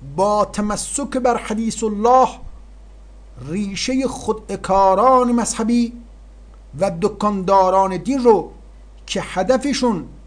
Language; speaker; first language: Persian; native; Persian